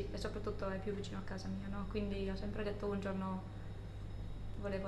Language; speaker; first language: Italian; non-native, fluent; English